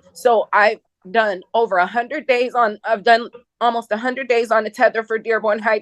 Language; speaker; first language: English; native; English